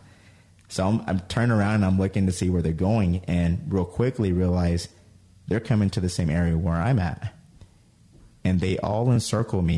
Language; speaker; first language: English; native; English